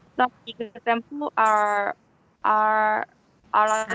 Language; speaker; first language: English; non-native, learner; Korean